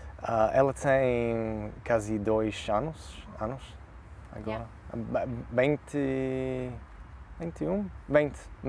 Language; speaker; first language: Portuguese; non-native, learner; English